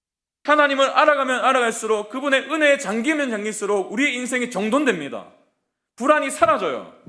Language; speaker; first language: Korean; native; Korean